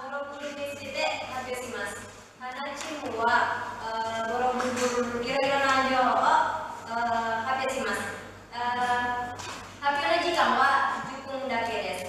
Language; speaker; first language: Japanese; non-native, learner; Indonesian